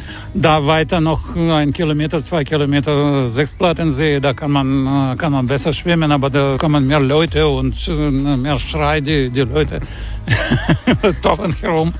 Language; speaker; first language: German; non-native, learner; Ukrainian